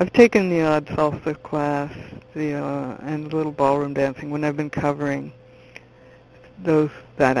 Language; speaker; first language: English; native; English